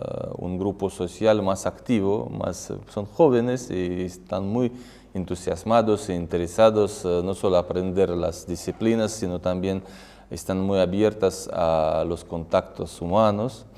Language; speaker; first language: Spanish; non-native, fluent; Russian